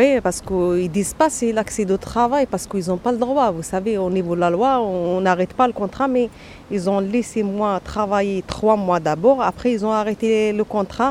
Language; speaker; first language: French; non-native, local second language; Arabic